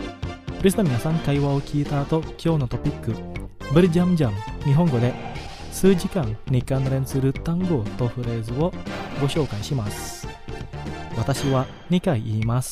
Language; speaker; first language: Japanese; non-native, fluent; Indonesian